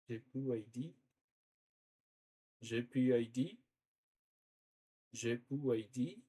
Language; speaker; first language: French; non-native, learner; Portuguese